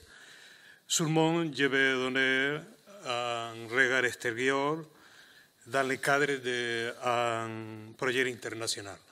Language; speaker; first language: French; non-native, learner; Spanish